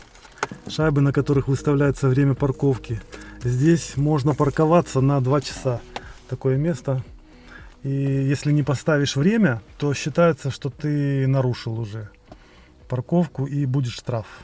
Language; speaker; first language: Russian; native; Russian